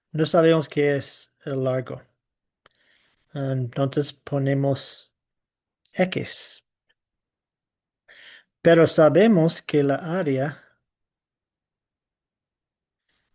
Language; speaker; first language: Spanish; non-native, fluent; English